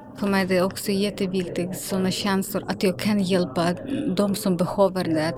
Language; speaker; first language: Swedish; non-native, learner; Ukrainian